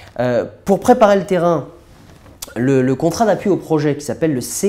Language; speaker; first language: French; native; French